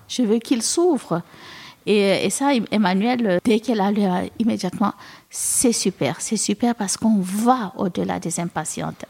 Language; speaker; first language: French; non-native, local second language; Fula